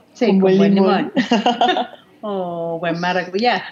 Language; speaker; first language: Spanish; non-native, fluent; English